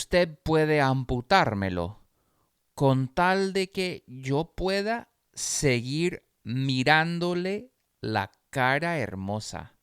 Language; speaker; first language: Spanish; non-native, fluent; English